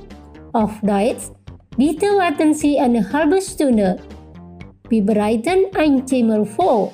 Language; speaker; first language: German; non-native, fluent; Indonesian